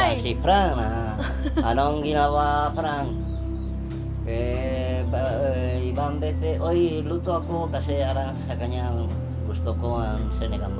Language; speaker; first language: Filipino; non-native, learner; Spanish